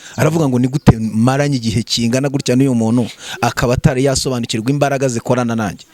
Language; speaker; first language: Kinyarwanda; native; Kinyarwanda